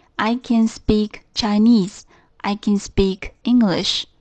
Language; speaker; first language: English; non-native, fluent; Chinese